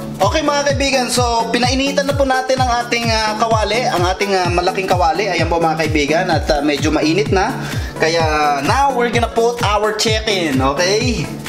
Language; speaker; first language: Filipino; non-native, local second language; Iloko